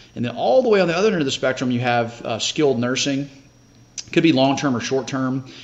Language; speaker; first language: English; native; English